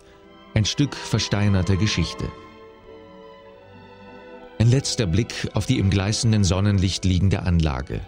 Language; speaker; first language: German; native; German